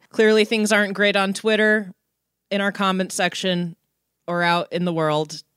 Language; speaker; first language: English; native; English